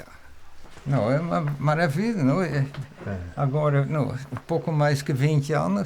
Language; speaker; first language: Portuguese; non-native, fluent; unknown